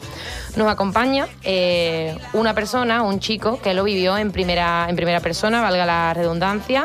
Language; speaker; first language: Spanish; native; Spanish